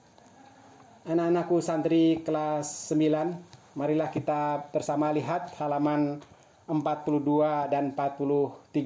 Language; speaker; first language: Indonesian; native; Indonesian